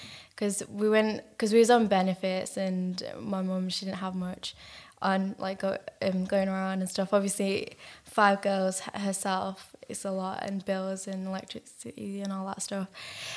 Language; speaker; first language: English; native; English